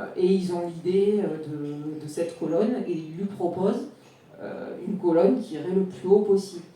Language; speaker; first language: French; native; French